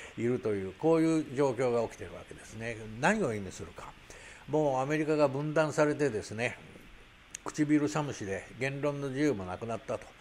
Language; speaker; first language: Japanese; native; Japanese